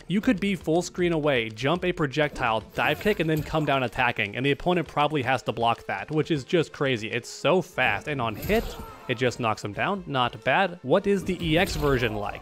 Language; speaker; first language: English; native; English